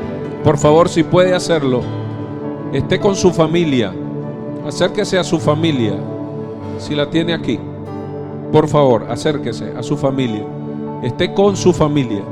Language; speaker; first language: Spanish; native; Spanish